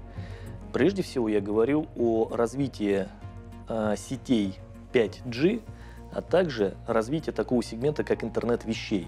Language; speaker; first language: Russian; native; Russian